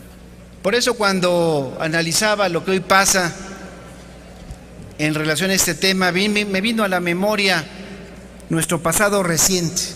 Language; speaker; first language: Spanish; native; Spanish